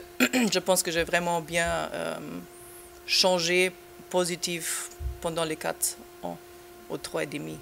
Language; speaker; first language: French; non-native, fluent; German